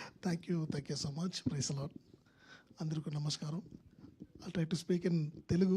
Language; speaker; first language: Telugu; non-native, learner; Tamil